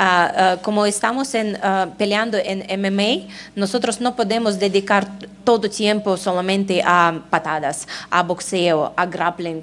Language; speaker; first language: Spanish; non-native, fluent; Russian